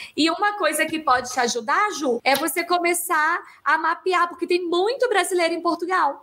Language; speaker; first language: Portuguese; native; Portuguese